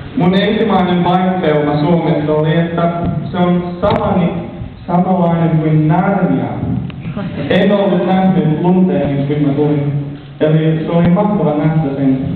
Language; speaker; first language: Finnish; non-native, learner; English